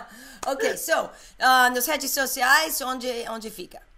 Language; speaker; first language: Portuguese; non-native, learner; English